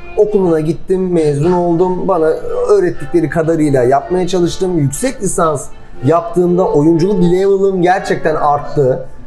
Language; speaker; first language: Turkish; native; Turkish